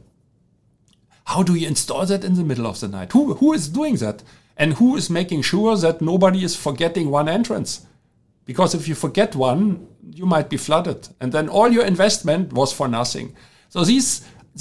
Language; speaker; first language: English; non-native, fluent; German